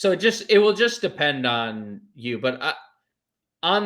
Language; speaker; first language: English; native; English